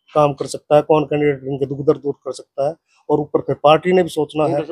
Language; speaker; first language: Hindi; native; Hindi